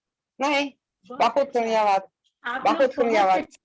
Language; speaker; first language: Hindi; non-native, learner; Russian